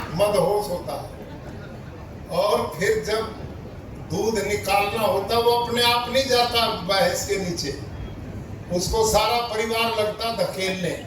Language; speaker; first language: Hindi; native; Hindi